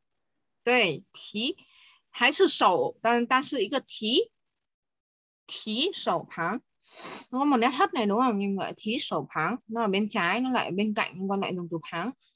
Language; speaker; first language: Chinese; non-native, fluent; Vietnamese